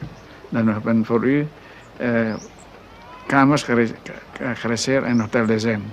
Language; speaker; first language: Dutch; non-native, local second language; Minangkabau